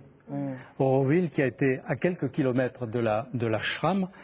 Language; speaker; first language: French; native; French